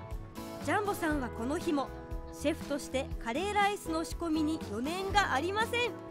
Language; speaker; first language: Japanese; native; Japanese